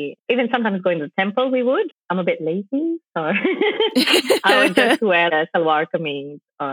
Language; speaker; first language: English; non-native, local second language; Tamil